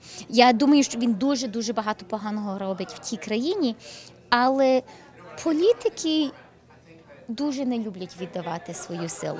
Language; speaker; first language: Ukrainian; early bilingual, heritage; Ukrainian